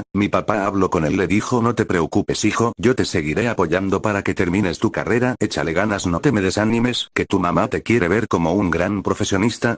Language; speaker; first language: Spanish; native; Spanish